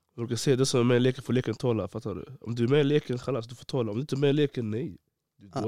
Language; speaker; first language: Swedish; early bilingual, other home language; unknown